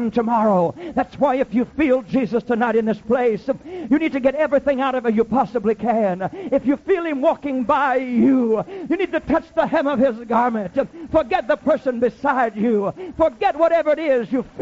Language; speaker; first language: English; native; English